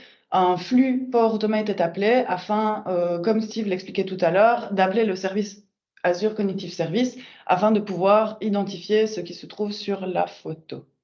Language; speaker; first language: French; native; French